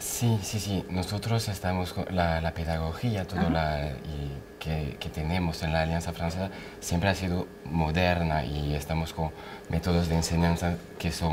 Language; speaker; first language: Spanish; non-native, fluent; French